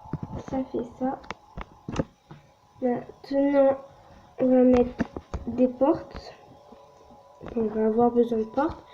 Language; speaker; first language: French; native; French